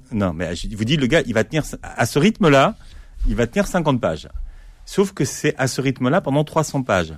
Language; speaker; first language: French; native; French